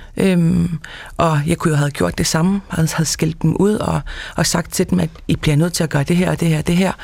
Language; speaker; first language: Danish; non-native, local second language; Kalaallisut